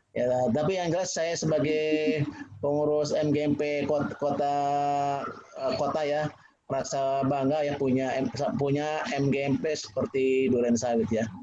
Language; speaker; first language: Indonesian; native; Indonesian